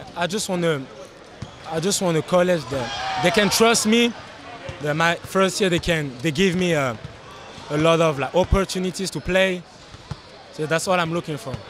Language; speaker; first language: English; non-native, fluent; French